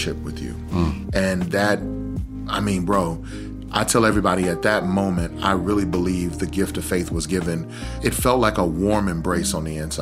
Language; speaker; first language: English; native; English